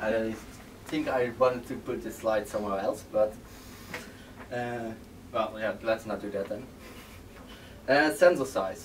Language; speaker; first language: English; non-native, fluent; Dutch